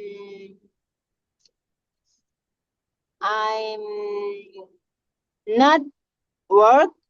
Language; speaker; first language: English; non-native, learner; Korean